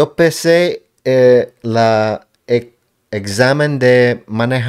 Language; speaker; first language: Spanish; non-native, learner; English